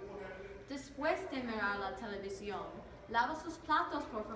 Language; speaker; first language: Spanish; non-native, learner; English